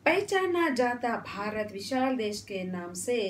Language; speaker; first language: Hindi; non-native, local second language; Kannada